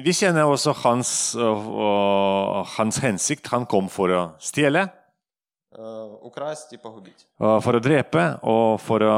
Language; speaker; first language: Norwegian; non-native, fluent; Russian